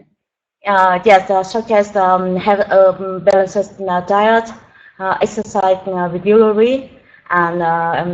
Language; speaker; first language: English; non-native, learner; Vietnamese